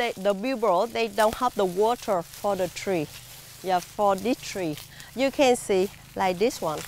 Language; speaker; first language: English; non-native, learner; Vietnamese